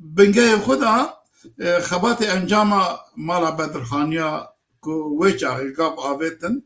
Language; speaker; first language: Kurdish; native; Kurdish